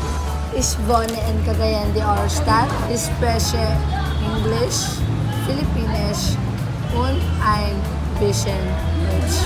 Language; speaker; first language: German; non-native, learner; Cebuano